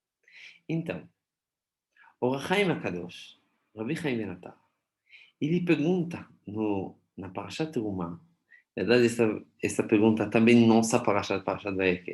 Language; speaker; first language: Portuguese; non-native, fluent; Hebrew